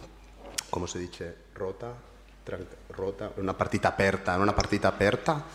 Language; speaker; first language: Italian; non-native, fluent; Spanish